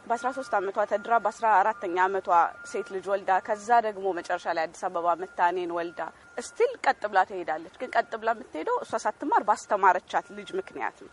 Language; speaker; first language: Amharic; native; Amharic